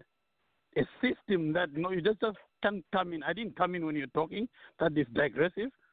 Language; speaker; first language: English; non-native, local second language; Nyanja